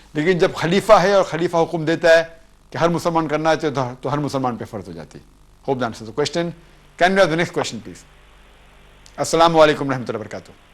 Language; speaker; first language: Urdu; non-native, local second language; Konkani